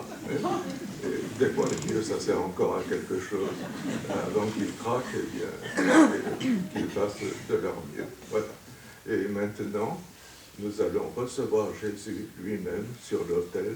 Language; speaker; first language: French; native; French